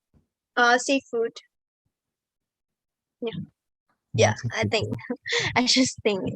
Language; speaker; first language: English; non-native, learner; Vietnamese